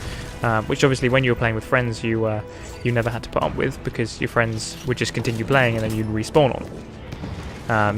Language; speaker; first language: English; native; English